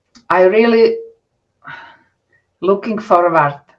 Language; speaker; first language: English; non-native, learner; Slovak